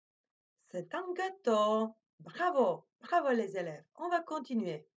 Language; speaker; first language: French; non-native, fluent; Macedonian